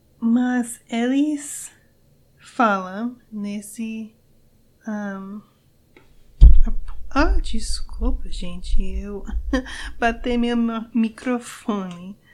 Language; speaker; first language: Portuguese; non-native, learner; English